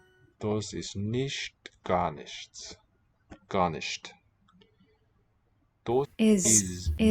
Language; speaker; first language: German; non-native, learner; English